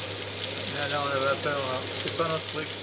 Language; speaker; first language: French; native; French